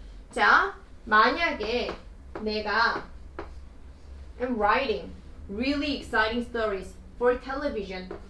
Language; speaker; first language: English; non-native, fluent; Korean